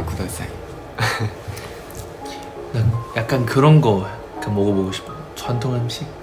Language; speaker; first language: Korean; non-native, fluent; Chinese